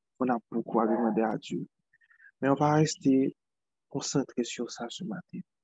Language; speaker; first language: French; non-native, local second language; Haitian Creole